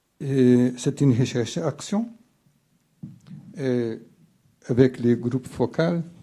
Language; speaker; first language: French; non-native, fluent; Portuguese